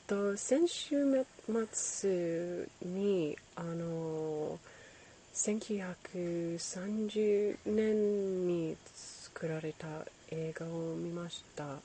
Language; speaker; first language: Japanese; non-native, learner; English